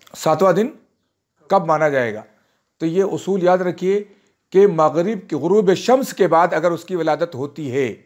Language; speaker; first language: Hindi; native; Hindi